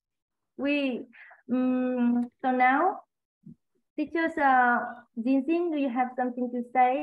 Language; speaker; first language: English; non-native, learner; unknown